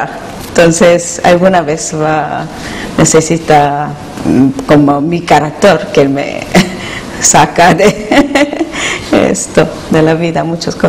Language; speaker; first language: Spanish; non-native, learner; Korean